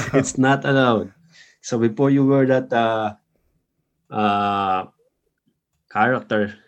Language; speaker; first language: English; non-native, local second language; Filipino